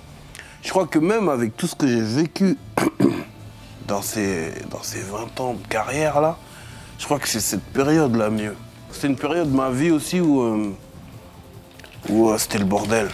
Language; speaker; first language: French; native; French